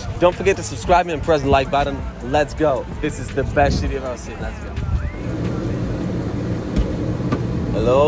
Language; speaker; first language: English; non-native, learner; Russian